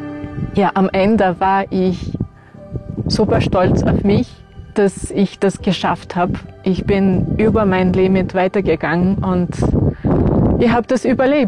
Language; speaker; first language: German; non-native, fluent; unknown